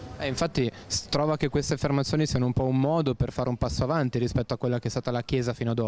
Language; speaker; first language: Italian; native; Italian